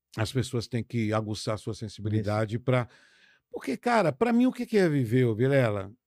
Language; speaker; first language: Portuguese; native; Portuguese